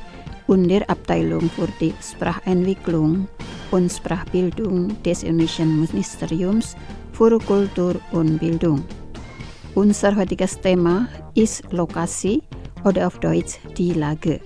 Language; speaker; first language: German; non-native, fluent; Indonesian